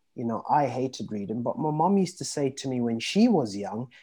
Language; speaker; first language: English; early bilingual, other home language; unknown